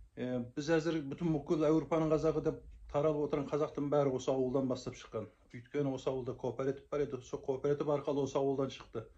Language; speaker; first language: Kazakh; early bilingual, heritage; Kazakh